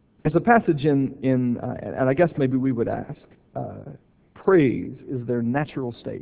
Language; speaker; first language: English; native; English